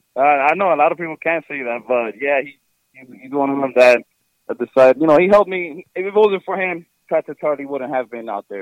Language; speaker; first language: English; early bilingual, other home language; Spanish